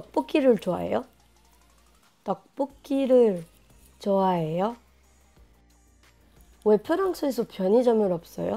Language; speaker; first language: Korean; non-native, learner; French